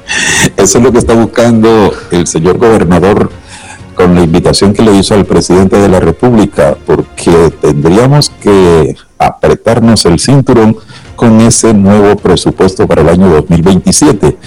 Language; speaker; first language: Spanish; native; Spanish